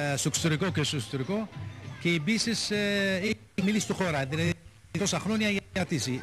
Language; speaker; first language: Greek; non-native, fluent; Arabic